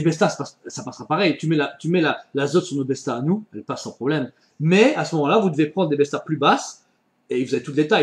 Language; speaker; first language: French; native; French